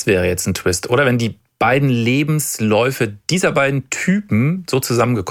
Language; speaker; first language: German; native; German